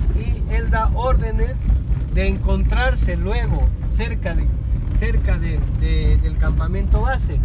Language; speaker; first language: Spanish; native; Spanish